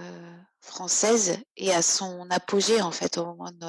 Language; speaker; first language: French; native; French